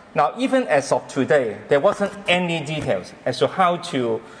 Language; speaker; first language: English; non-native, local second language; Cantonese